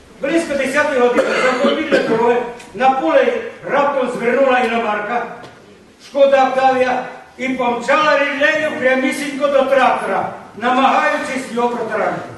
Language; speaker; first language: Ukrainian; native; Ukrainian